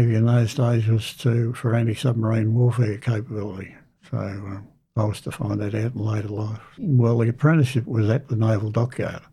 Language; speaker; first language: English; native; English